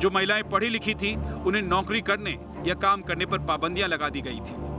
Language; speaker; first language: Hindi; native; Hindi